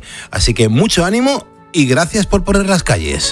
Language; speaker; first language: Spanish; native; Spanish